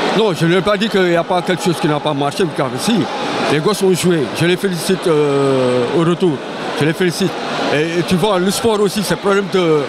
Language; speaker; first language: French; non-native, local second language; Wolof